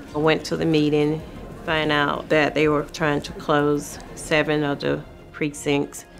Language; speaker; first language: English; native; English